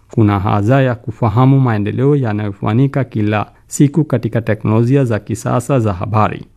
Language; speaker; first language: Swahili; non-native, fluent; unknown